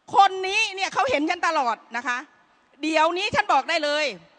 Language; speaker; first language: Thai; native; Thai